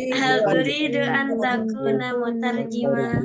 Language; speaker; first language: Arabic; non-native, learner; Indonesian